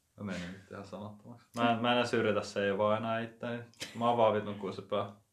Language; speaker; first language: Finnish; native; Finnish